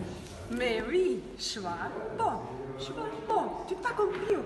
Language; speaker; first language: French; non-native, learner; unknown